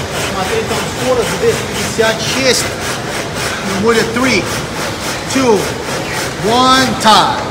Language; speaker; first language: Russian; non-native, learner; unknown